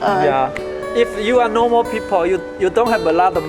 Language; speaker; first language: English; non-native, learner; Chinese